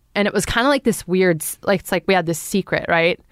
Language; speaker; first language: English; native; English